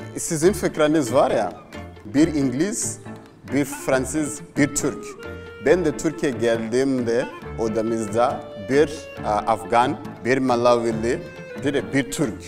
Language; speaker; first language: Turkish; non-native, fluent; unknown